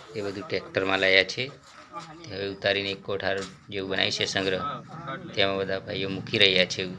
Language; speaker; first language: Gujarati; non-native, local second language; Rathawi